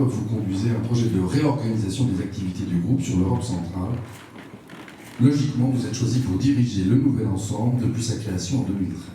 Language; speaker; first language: French; native; French